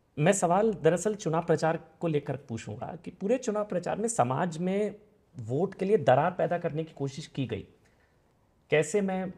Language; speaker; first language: Hindi; native; Hindi